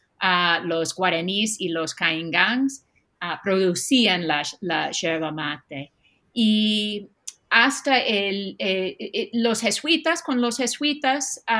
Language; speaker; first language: Spanish; non-native, fluent; English